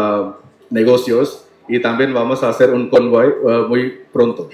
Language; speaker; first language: Spanish; non-native, learner; Tamil